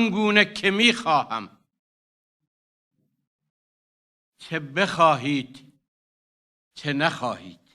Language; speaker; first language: Persian; non-native, local second language; Arabic